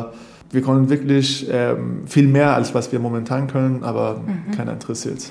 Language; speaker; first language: German; non-native, fluent; Persian